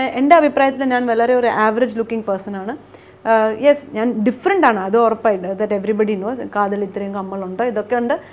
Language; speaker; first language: Malayalam; early bilingual, heritage; Malayalam